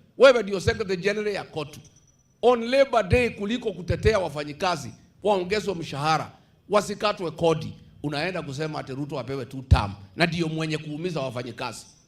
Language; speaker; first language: Swahili; non-native, local second language; Kikuyu